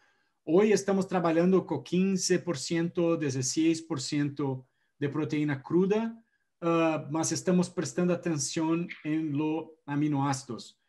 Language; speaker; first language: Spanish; non-native, learner; Portuguese